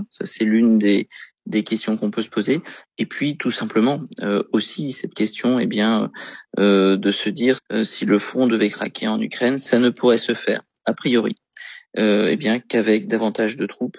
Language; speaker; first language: French; native; French